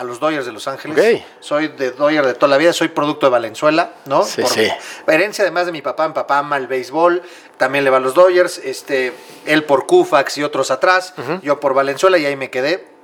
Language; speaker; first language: Spanish; native; Spanish